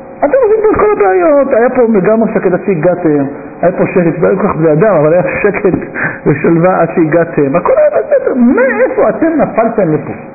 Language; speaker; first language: Hebrew; native; Hebrew